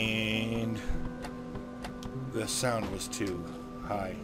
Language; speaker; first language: English; native; English